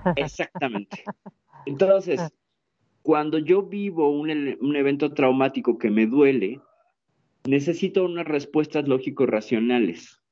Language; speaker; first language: Spanish; native; Spanish